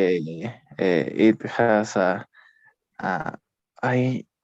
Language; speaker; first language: English; non-native, learner; Spanish